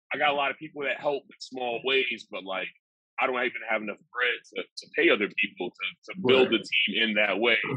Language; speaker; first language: English; native; English